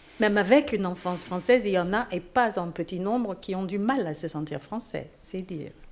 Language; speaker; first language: French; non-native, fluent; English